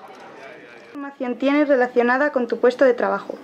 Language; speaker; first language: Spanish; native; Spanish